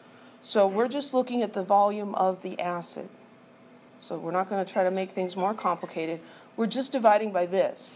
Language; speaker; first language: English; native; English